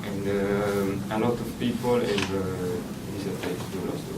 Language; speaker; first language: English; non-native, learner; Italian